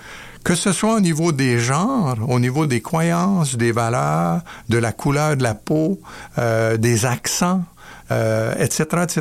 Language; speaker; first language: French; native; French